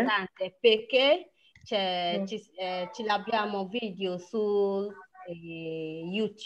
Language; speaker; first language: Italian; non-native, fluent; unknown